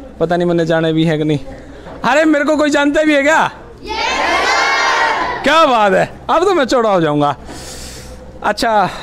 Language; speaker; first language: Hindi; native; Hindi